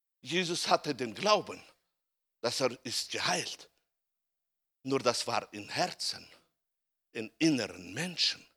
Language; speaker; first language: German; non-native, fluent; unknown